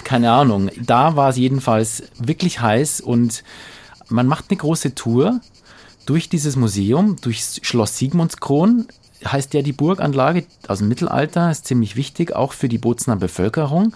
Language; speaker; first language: German; native; German